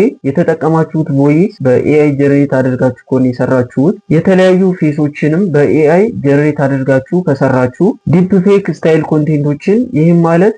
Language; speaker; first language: Amharic; native; Amharic